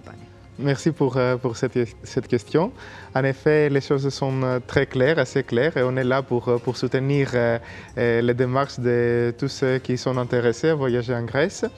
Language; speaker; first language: French; non-native, fluent; Greek